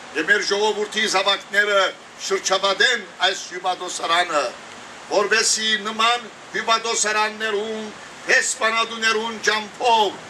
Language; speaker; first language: Armenian; early bilingual, heritage; Armenian